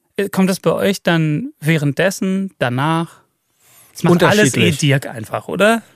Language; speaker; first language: German; native; German